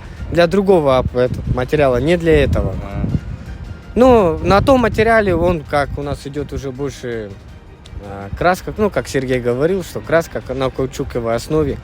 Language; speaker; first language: Russian; native; Russian